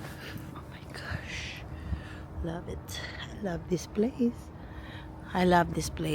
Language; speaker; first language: English; non-native, local second language; Filipino